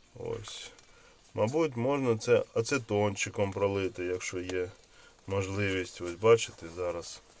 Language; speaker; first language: Ukrainian; non-native, local second language; Russian